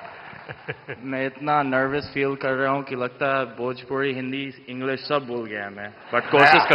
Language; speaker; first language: Hindi; non-native, fluent; English